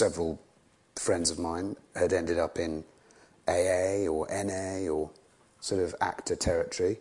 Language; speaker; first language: English; native; English